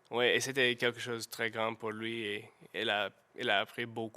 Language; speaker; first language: French; non-native, learner; English